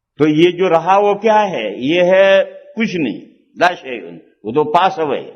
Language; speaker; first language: Urdu; non-native, local second language; Gujarati